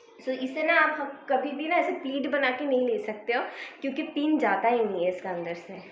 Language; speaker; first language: Hindi; non-native, local second language; Bangla